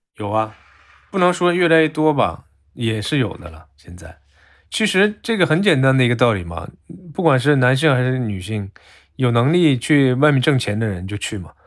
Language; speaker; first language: Chinese; non-native, fluent; Japanese